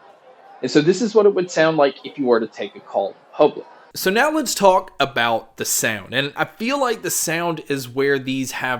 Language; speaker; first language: English; native; English